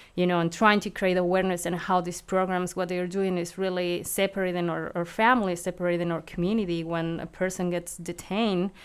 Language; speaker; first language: English; non-native, fluent; Spanish